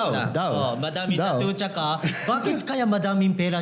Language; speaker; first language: Filipino; non-native, learner; Japanese